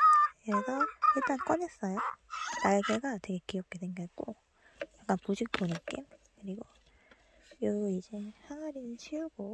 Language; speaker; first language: Korean; native; Korean